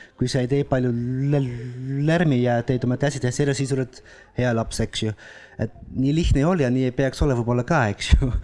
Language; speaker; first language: Estonian; non-native, fluent; Dutch